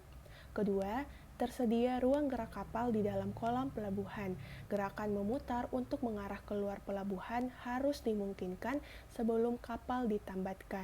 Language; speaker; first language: Indonesian; native; Indonesian